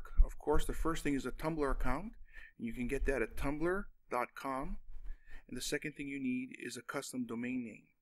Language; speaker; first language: English; native; English